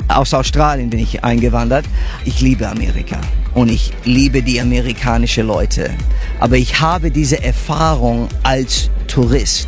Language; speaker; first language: German; non-native, fluent; English